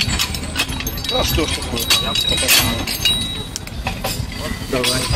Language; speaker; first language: Russian; native; Russian